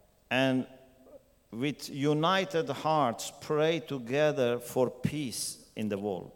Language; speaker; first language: English; non-native, fluent; Persian